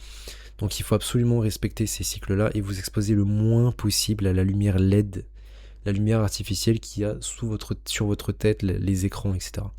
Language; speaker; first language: French; native; French